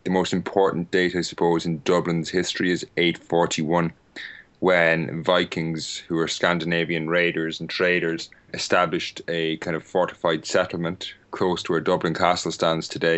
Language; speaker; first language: English; native; English